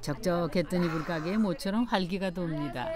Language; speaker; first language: Korean; native; Korean